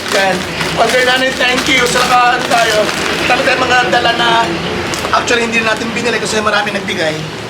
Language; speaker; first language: Filipino; native; Filipino